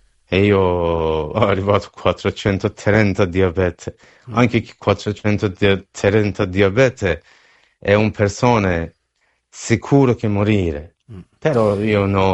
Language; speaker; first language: Italian; non-native, learner; Persian